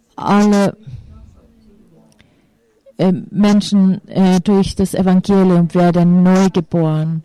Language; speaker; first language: German; non-native, fluent; Finnish